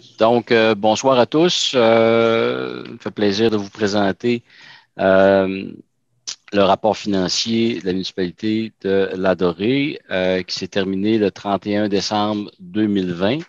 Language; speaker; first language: French; native; French